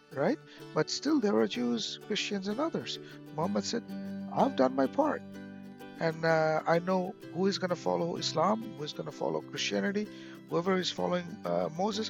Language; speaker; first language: English; non-native, local second language; Bangla